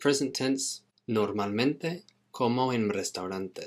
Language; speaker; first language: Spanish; non-native, fluent; English